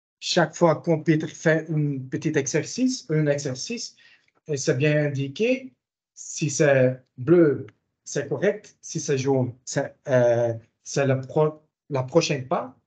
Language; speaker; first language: French; non-native, local second language; Dutch